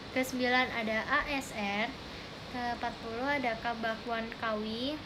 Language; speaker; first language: Indonesian; native; Indonesian